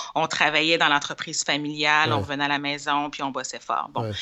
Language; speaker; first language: French; native; French